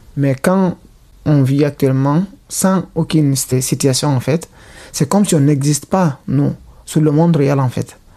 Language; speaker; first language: French; non-native, local second language; Fula